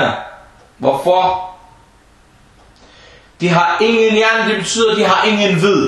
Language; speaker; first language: Danish; non-native, fluent; Arabic